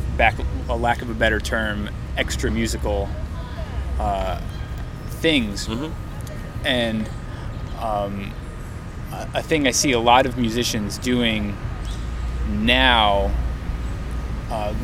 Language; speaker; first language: English; native; English